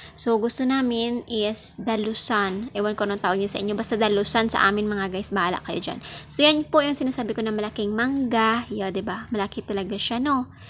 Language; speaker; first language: Filipino; non-native, local second language; Hiligaynon